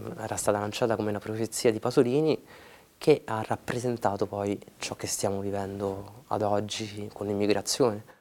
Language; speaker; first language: Italian; early bilingual, other home language; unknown